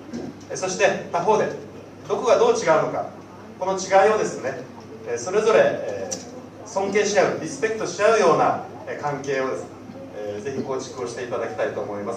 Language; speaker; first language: Japanese; native; Japanese